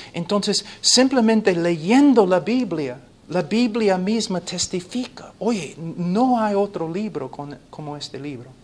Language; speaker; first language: Spanish; non-native, fluent; English